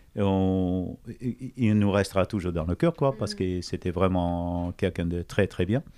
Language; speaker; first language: French; non-native, fluent; Dutch